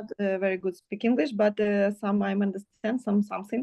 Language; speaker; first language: English; non-native, learner; Ukrainian